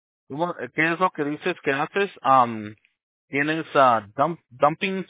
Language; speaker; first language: Spanish; early bilingual, heritage; Spanish